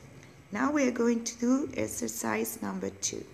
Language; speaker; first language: English; non-native, learner; Spanish